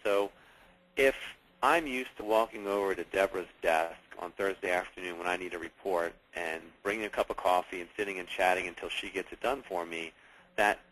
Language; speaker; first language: English; native; English